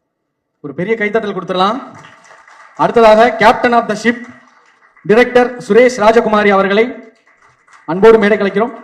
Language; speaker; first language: Tamil; native; Tamil